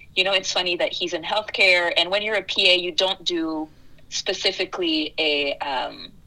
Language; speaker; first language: English; early bilingual, other home language; French